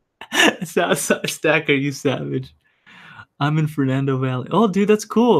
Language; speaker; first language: English; native; English